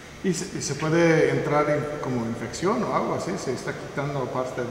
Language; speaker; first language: Spanish; non-native, fluent; English